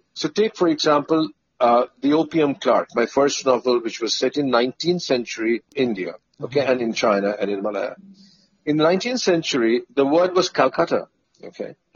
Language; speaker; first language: English; non-native, local second language; Bangla